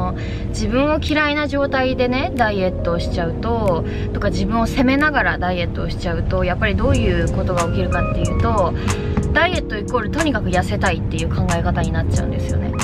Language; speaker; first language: Japanese; native; Japanese